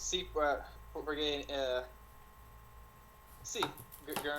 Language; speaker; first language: Spanish; non-native, learner; English